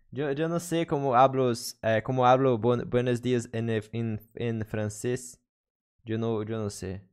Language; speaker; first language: Spanish; non-native, learner; Portuguese